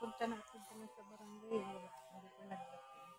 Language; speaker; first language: Filipino; native; Filipino